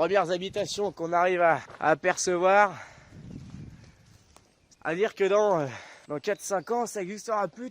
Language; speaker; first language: French; native; French